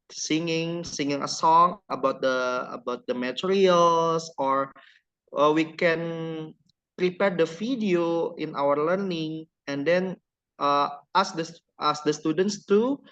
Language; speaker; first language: English; non-native, learner; Indonesian